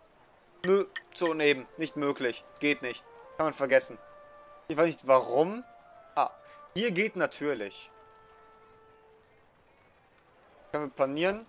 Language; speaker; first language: German; native; German